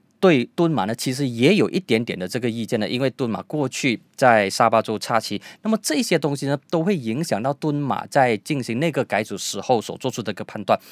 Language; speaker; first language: Chinese; native; Chinese